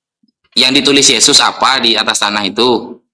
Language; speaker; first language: Indonesian; native; Indonesian